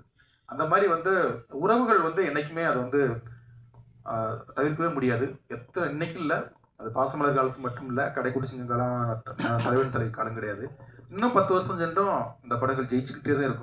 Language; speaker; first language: Tamil; native; Tamil